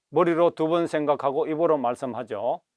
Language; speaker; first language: Korean; native; Korean